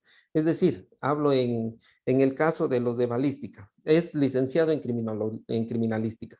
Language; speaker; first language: Spanish; native; Spanish